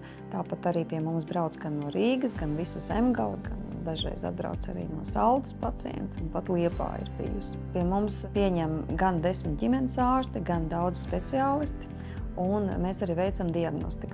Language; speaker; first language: Latvian; native; Latvian